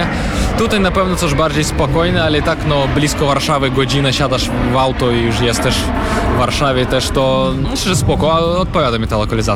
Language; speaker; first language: Polish; non-native, fluent; Russian